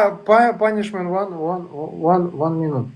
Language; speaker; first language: English; non-native, learner; Russian